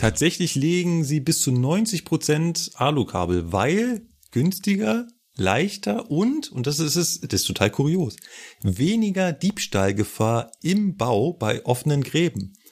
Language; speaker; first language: German; native; German